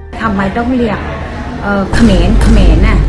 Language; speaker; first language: Thai; non-native, fluent; Khmer